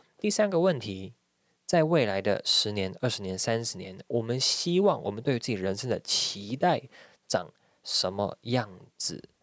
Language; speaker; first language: Chinese; native; Chinese